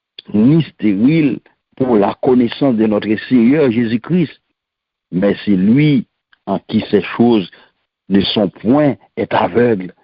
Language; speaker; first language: French; non-native, local second language; Haitian Creole